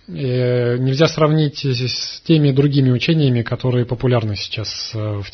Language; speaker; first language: Russian; native; Russian